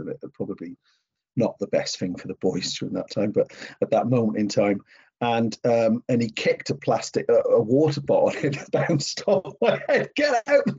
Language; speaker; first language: English; native; English